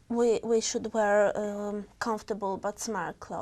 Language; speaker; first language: English; non-native, learner; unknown